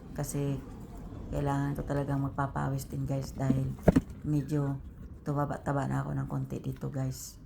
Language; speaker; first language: Filipino; non-native, local second language; Cebuano